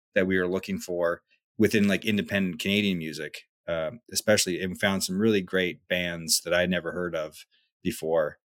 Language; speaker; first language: English; native; English